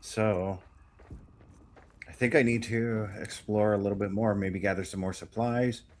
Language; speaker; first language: English; native; English